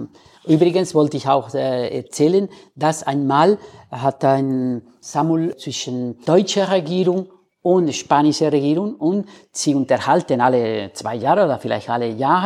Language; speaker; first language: German; non-native, fluent; Spanish